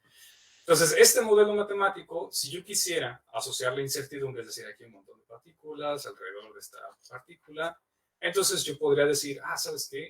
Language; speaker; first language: Spanish; native; Spanish